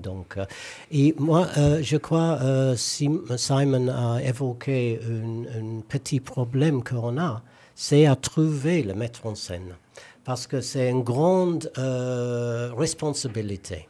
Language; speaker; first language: French; non-native, learner; English